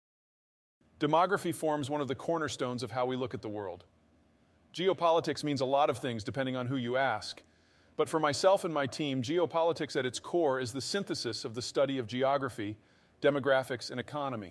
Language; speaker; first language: English; native; English